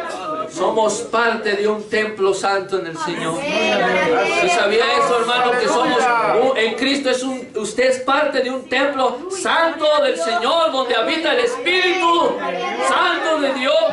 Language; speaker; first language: Spanish; native; Spanish